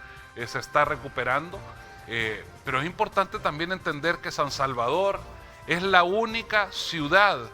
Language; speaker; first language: Spanish; native; Spanish